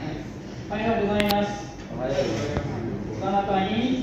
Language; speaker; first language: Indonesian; non-native, learner; Japanese